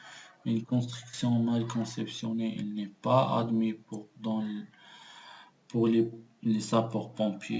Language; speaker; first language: French; non-native, local second language; Arabic